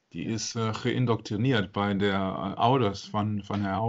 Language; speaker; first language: Dutch; non-native, learner; German